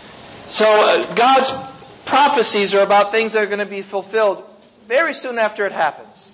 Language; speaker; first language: English; native; English